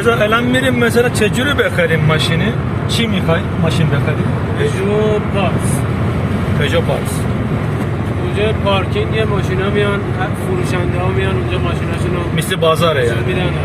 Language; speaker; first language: Persian; non-native, fluent; Turkish